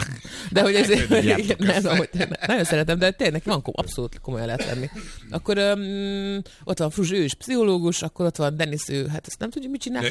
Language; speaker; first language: Hungarian; native; Hungarian